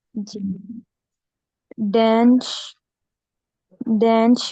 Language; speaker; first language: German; non-native, learner; Urdu